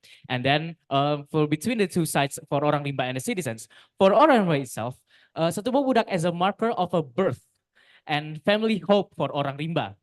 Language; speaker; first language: English; non-native, local second language; Indonesian